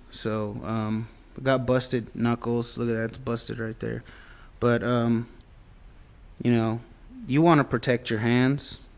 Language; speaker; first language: English; native; English